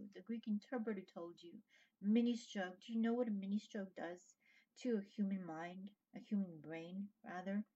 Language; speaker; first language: English; native; English